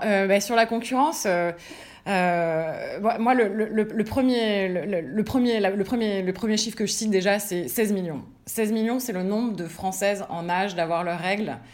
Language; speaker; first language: French; native; French